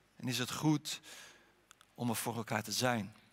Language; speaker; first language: Dutch; native; Dutch